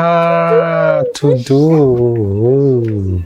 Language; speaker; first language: French; native; French